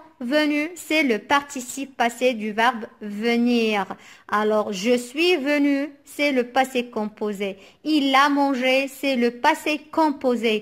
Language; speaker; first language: French; non-native, local second language; Arabic